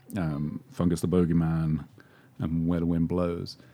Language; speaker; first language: English; native; English